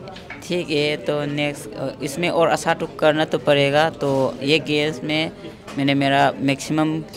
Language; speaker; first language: Hindi; non-native, local second language; Manipuri